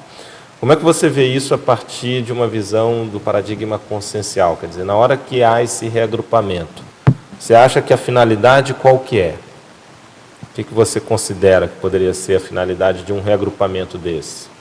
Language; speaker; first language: Portuguese; native; Portuguese